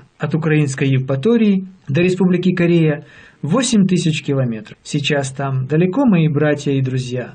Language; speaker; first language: Russian; native; Russian